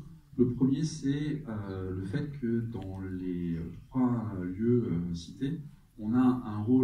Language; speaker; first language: French; native; French